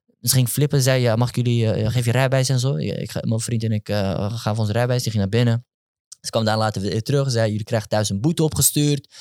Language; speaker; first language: Dutch; early bilingual, other home language; Turkish